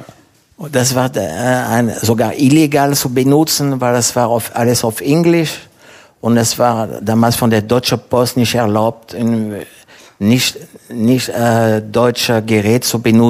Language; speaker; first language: German; non-native, fluent; French